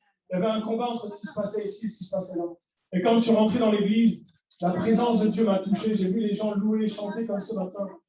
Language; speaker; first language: French; early bilingual, other home language; Arabic